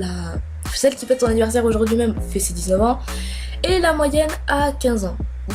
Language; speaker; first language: French; native; French